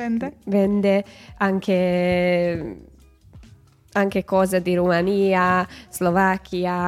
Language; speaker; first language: Italian; non-native, learner; Hungarian